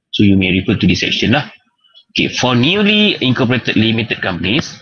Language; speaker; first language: English; non-native, local second language; Malay